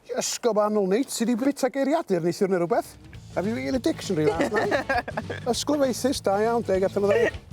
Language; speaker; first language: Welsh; native; Welsh